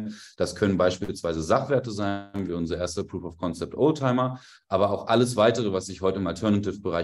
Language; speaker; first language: German; native; German